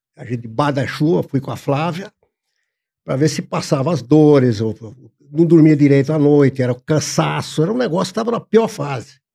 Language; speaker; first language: Portuguese; non-native, fluent; English